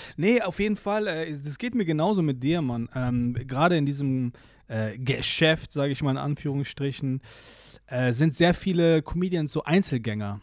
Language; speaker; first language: German; early bilingual, other home language; Polish